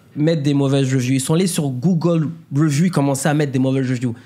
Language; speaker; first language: French; native; French